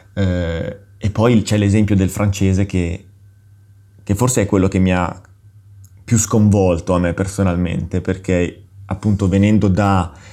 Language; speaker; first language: Italian; native; Italian